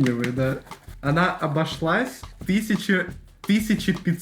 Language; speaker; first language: Russian; native; Russian